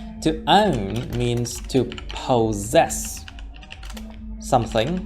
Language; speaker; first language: English; non-native, fluent; Vietnamese